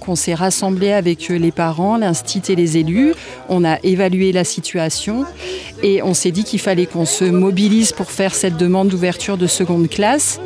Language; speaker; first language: French; native; French